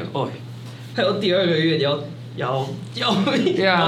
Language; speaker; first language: Chinese; non-native, fluent; French